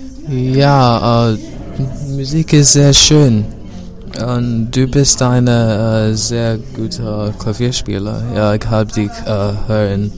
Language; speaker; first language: German; non-native, learner; English